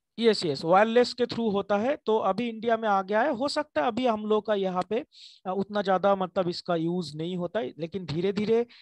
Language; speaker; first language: Hindi; non-native, local second language; Bangla